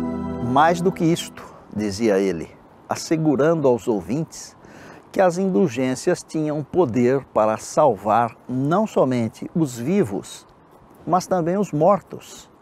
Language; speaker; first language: Portuguese; native; Portuguese